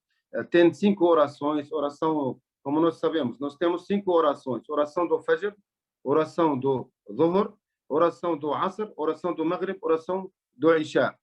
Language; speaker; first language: Portuguese; non-native, learner; Arabic